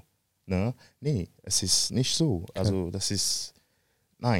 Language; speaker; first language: German; non-native, fluent; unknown